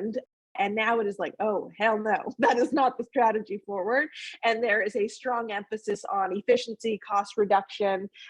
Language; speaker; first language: English; native; English